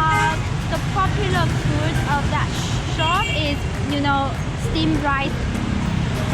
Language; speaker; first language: English; non-native, local second language; Vietnamese